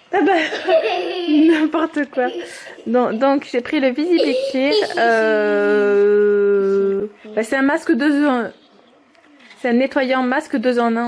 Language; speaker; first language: French; native; French